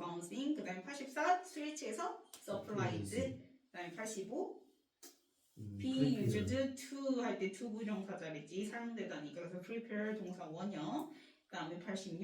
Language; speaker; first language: Korean; native; Korean